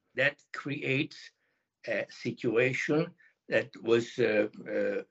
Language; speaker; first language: English; non-native, fluent; Hungarian